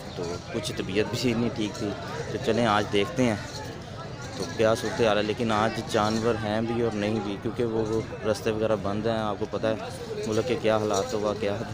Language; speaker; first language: Urdu; non-native, local second language; Punjabi